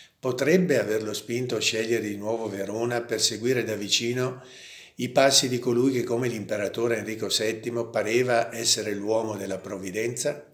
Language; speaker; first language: Italian; native; Italian